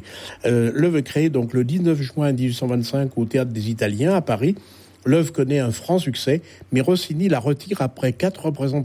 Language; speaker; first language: French; native; French